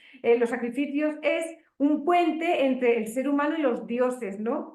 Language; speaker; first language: Spanish; native; Spanish